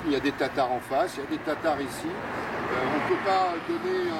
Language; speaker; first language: French; native; French